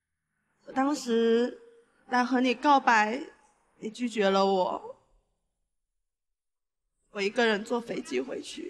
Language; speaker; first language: Chinese; non-native, fluent; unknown